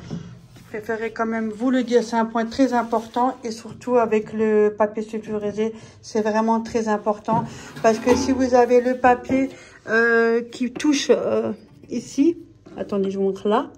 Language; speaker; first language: French; native; French